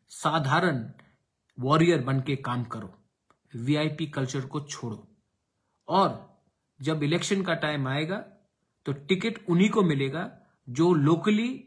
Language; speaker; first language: Hindi; non-native, local second language; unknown